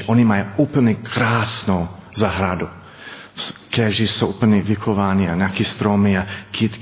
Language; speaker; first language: Czech; non-native, learner; English